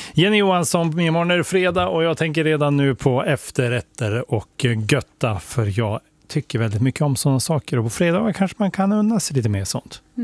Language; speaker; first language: Swedish; native; Swedish